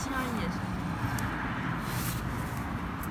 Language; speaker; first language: Chinese; native; Chinese